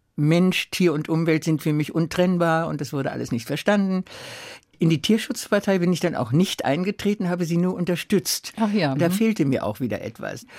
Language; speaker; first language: German; native; German